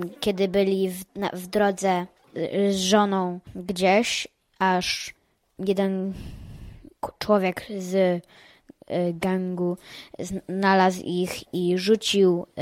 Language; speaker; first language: Polish; early bilingual, heritage; Polish